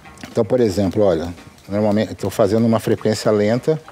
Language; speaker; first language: Portuguese; native; Portuguese